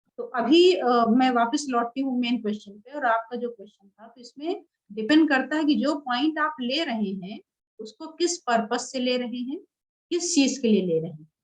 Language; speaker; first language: Hindi; native; Hindi